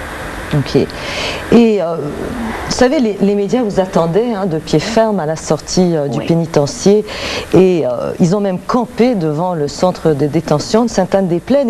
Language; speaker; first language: French; native; French